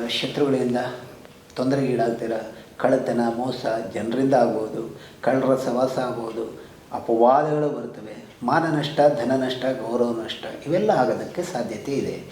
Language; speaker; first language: Kannada; native; Kannada